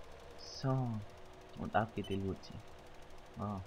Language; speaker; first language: German; native; German